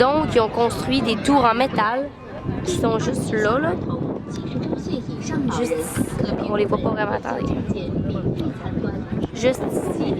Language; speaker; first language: French; native; French